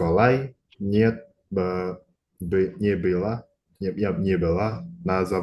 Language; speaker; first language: Russian; non-native, learner; Indonesian